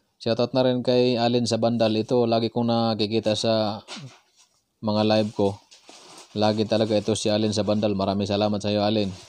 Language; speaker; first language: Filipino; non-native, local second language; Cebuano